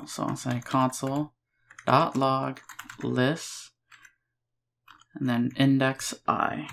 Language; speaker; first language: English; native; English